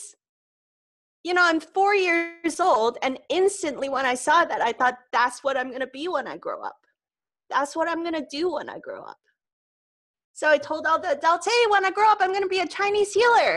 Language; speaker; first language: English; non-native, local second language; Cantonese